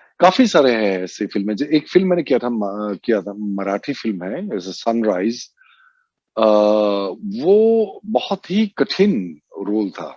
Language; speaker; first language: Hindi; non-native, local second language; Assamese